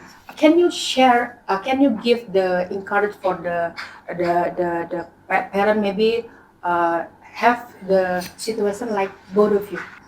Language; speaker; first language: English; non-native, learner; Indonesian